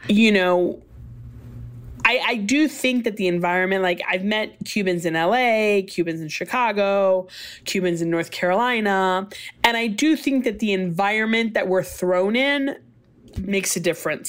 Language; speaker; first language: English; early bilingual, other home language; Spanish